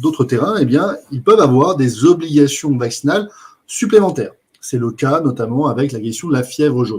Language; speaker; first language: French; native; French